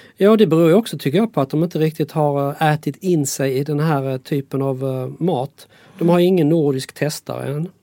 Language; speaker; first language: Swedish; native; Swedish